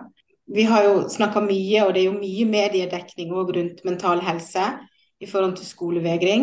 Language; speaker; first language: Norwegian; native; Norwegian